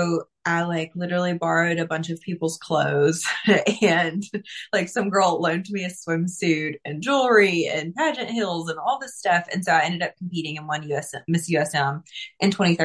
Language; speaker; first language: English; native; English